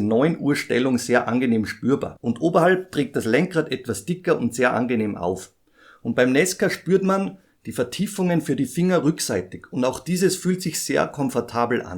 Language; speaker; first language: German; native; German